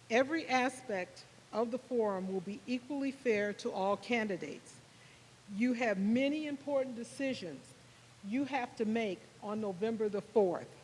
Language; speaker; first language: English; native; English